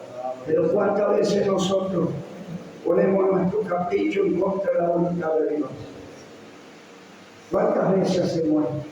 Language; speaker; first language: Spanish; native; Spanish